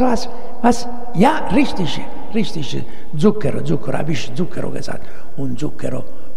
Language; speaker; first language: German; non-native, learner; Italian